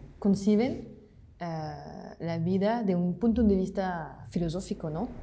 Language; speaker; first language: Spanish; non-native, fluent; French